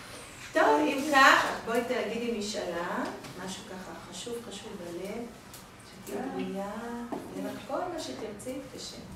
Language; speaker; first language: Hebrew; native; Hebrew